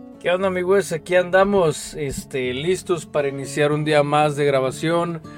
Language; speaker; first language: Spanish; native; Spanish